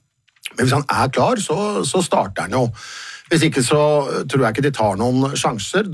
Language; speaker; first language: Norwegian; native; Norwegian